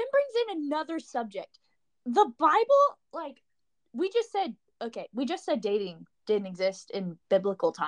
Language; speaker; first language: English; native; English